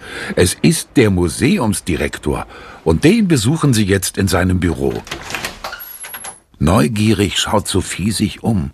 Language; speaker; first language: German; native; German